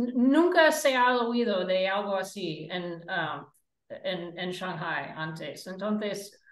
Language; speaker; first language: Spanish; non-native, fluent; English